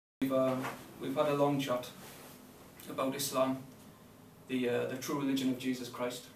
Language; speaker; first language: English; native; English